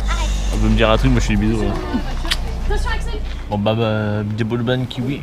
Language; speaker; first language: French; native; French